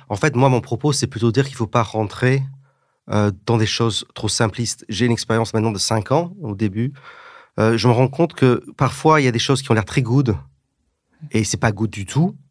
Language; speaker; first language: French; early bilingual, heritage; English